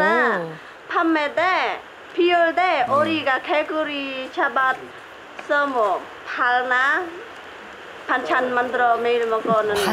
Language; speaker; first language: Korean; non-native, learner; Khmer